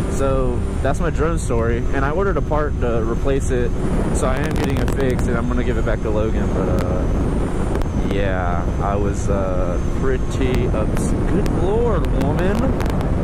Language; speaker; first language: English; native; English